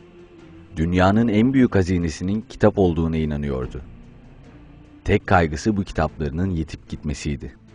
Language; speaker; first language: Turkish; native; Turkish